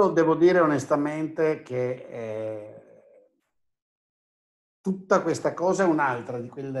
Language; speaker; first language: Italian; native; Italian